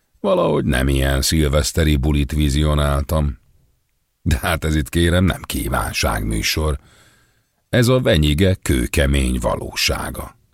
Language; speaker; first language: Hungarian; native; Hungarian